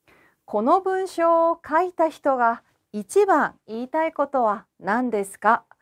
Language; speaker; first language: Japanese; non-native, fluent; Korean